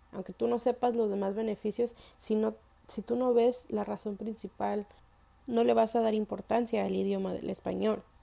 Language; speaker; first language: Spanish; early bilingual, heritage; Spanish